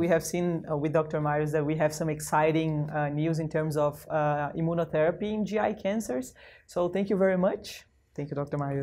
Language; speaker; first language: English; non-native, fluent; Portuguese